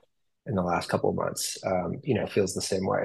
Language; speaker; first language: English; native; English